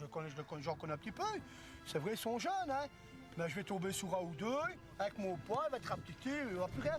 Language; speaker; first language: French; native; French